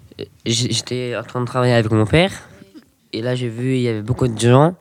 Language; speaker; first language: French; non-native, learner; Arabic